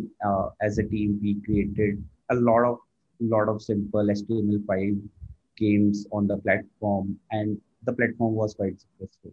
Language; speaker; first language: English; non-native, local second language; Hindi